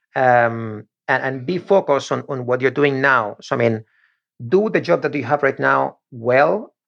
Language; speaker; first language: English; non-native, fluent; Spanish